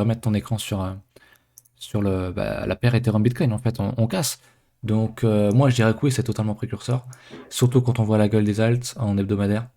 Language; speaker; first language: French; native; French